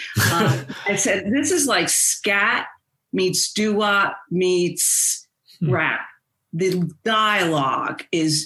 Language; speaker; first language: English; native; English